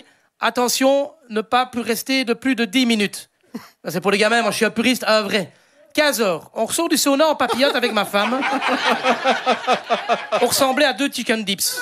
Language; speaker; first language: French; native; French